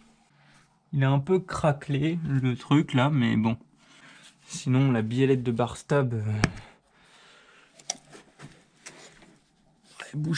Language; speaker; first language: French; native; French